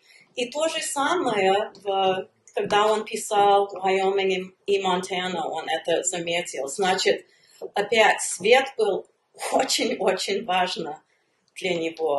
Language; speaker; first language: Russian; early bilingual, heritage; Russian